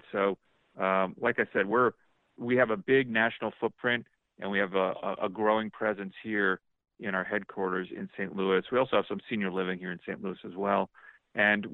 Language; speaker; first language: English; native; English